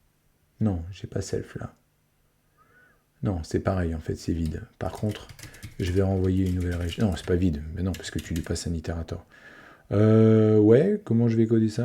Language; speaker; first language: French; native; French